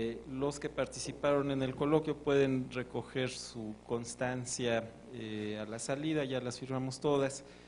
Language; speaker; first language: Spanish; native; Spanish